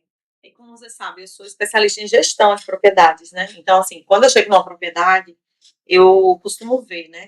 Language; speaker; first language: Portuguese; native; Portuguese